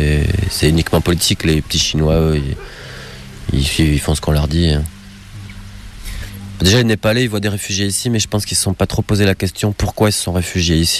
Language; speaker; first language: French; native; French